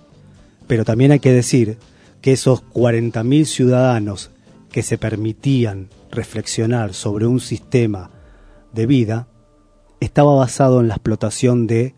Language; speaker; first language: Spanish; native; Spanish